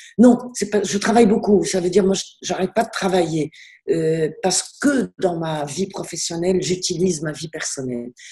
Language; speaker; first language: French; non-native, local second language; Arabic